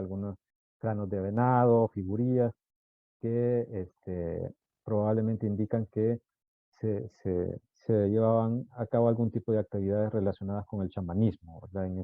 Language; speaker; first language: Spanish; native; Spanish